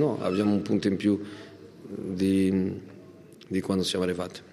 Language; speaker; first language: Italian; non-native, fluent; Portuguese